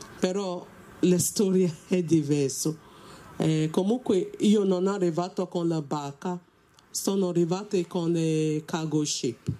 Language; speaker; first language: Italian; non-native, learner; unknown